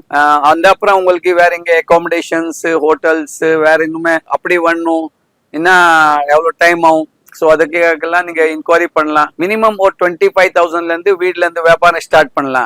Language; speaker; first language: Tamil; non-native, fluent; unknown